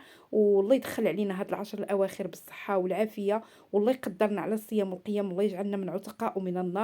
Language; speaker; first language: Arabic; native; Arabic